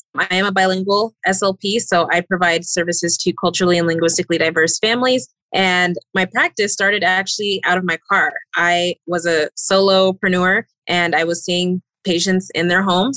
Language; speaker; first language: English; native; English